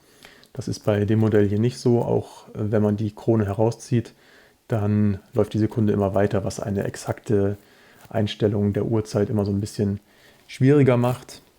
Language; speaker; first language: German; native; German